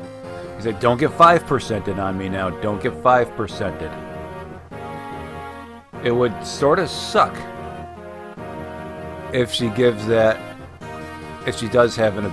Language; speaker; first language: English; native; English